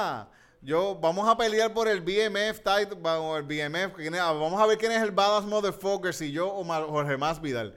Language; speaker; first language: Spanish; native; Spanish